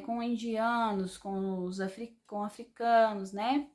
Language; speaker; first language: Portuguese; native; Portuguese